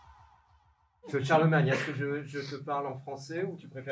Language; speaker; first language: French; native; French